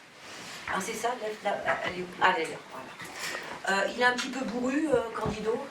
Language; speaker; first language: French; native; French